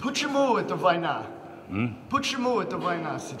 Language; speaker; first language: Russian; non-native, learner; English